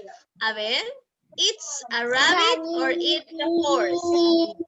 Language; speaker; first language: English; non-native, fluent; Spanish